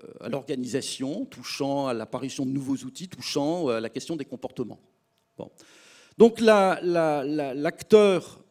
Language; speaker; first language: French; native; French